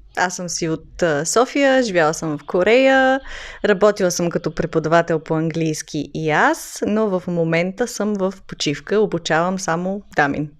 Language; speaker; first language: Bulgarian; native; Bulgarian